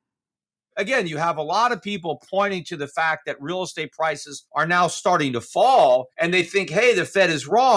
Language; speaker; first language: English; native; English